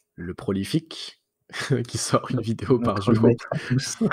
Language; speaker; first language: French; native; French